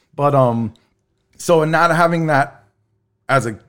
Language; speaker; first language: English; native; English